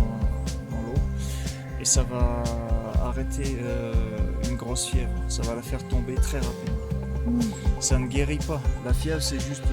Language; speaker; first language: French; native; French